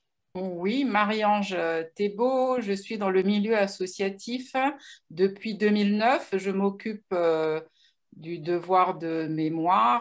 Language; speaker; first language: French; native; French